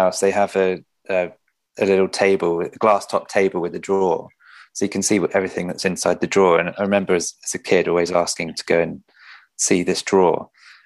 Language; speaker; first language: English; native; English